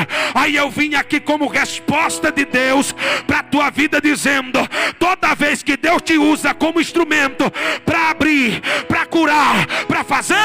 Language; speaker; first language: Portuguese; native; Portuguese